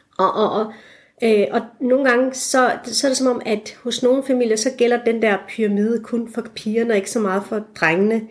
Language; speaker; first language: Danish; early bilingual, other home language; Turkish